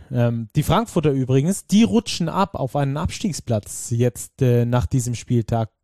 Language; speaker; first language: German; native; German